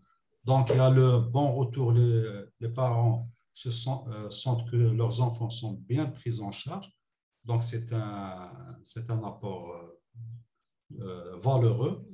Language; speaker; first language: French; non-native, local second language; Arabic